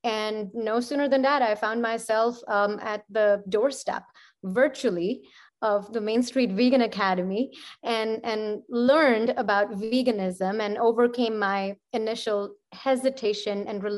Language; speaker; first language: English; non-native, local second language; Punjabi